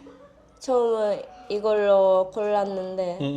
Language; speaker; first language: Korean; non-native, learner; Japanese